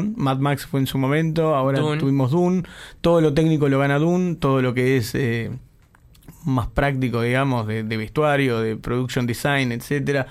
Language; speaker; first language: Spanish; native; Spanish